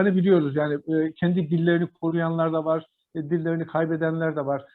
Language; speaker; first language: Turkish; non-native, local second language; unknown